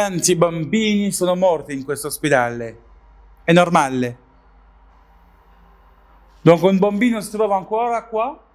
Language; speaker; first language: Italian; non-native, learner; French